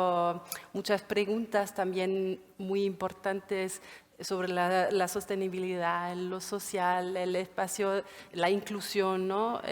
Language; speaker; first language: Spanish; non-native, fluent; German